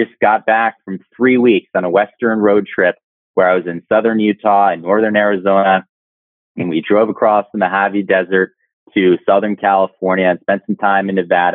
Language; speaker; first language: English; native; English